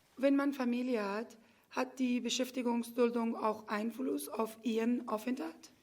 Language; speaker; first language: German; non-native, fluent; Pashto